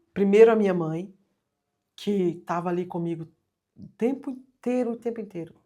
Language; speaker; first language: Portuguese; native; Portuguese